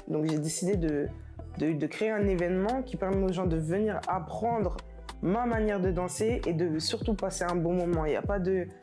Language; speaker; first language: French; native; French